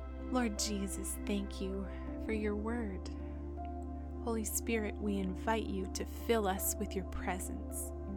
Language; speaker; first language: English; native; English